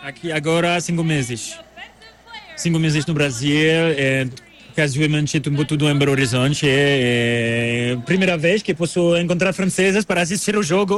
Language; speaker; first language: Portuguese; non-native, learner; French